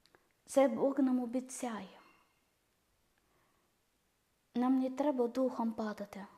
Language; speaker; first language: Ukrainian; non-native, learner; Malayalam